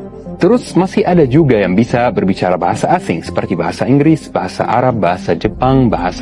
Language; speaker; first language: Indonesian; non-native, fluent; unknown